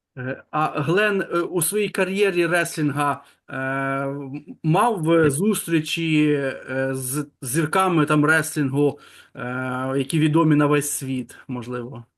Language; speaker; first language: Ukrainian; native; Ukrainian